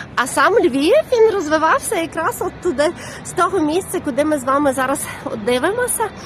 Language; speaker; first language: Ukrainian; native; Ukrainian